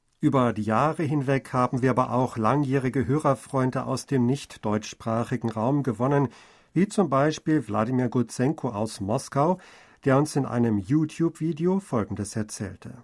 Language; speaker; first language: German; native; German